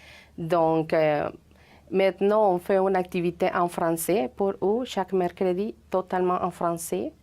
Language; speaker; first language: French; non-native, fluent; Spanish